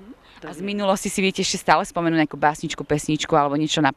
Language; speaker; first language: Slovak; native; Slovak